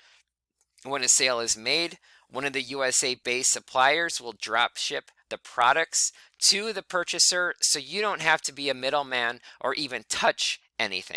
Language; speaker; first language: English; native; English